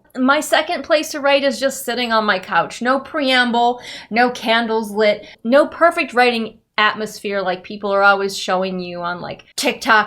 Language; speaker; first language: English; native; English